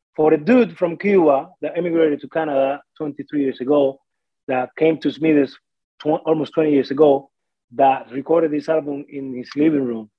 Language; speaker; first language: English; non-native, fluent; Spanish